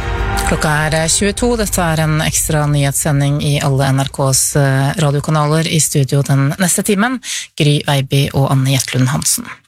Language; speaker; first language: Norwegian; native; Norwegian